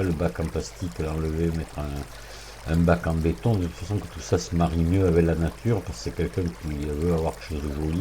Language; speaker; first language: French; native; French